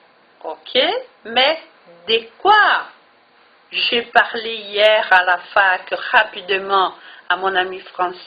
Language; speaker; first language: French; non-native, fluent; Portuguese